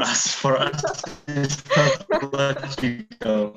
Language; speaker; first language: English; non-native, learner; Indonesian